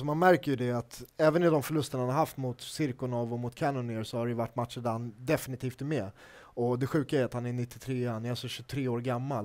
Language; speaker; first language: Swedish; native; Swedish